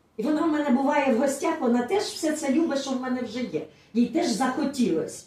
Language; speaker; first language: Ukrainian; non-native, local second language; Russian